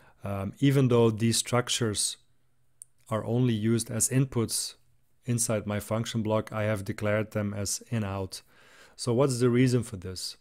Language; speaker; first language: English; non-native, fluent; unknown